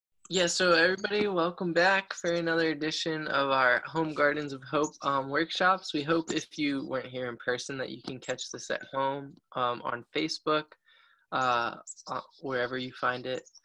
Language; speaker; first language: English; native; English